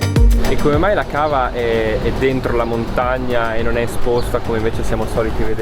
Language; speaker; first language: Italian; native; Italian